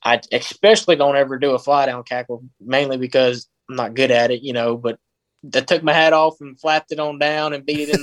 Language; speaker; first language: English; native; English